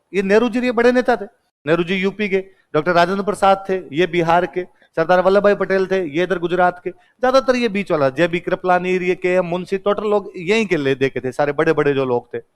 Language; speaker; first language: Hindi; non-native, local second language; Marwari